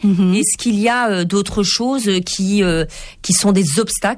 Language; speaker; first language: French; native; French